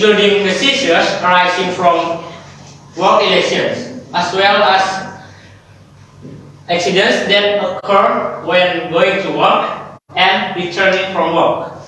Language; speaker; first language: English; non-native, learner; Indonesian